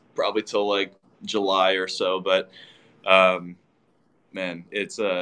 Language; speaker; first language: English; native; English